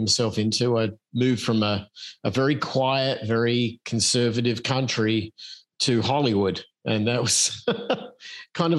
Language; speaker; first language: English; native; English